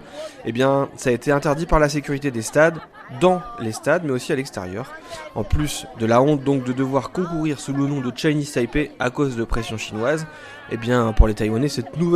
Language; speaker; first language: French; native; French